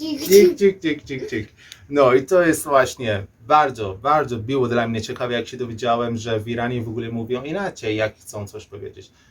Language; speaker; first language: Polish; non-native, learner; Persian